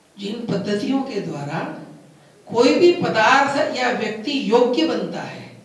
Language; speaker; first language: Hindi; non-native, local second language; Gujarati